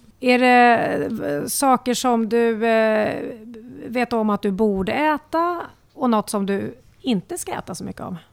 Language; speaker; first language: Swedish; native; Swedish